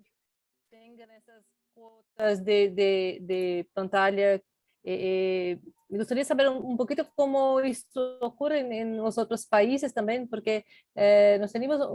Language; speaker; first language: Portuguese; non-native, learner; Spanish